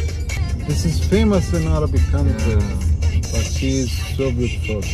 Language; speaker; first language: English; non-native, learner; Arabic